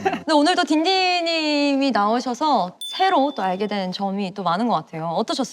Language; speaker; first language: Korean; native; Korean